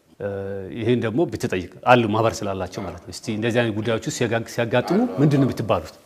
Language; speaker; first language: Amharic; non-native, local second language; Somali